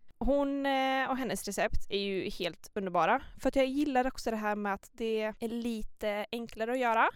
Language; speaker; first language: Swedish; early bilingual, other home language; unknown